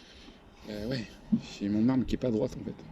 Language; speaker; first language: French; native; French